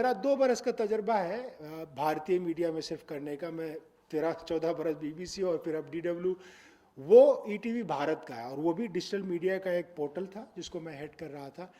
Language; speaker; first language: Urdu; native; Urdu